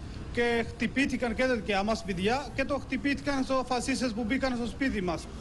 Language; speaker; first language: Greek; non-native, learner; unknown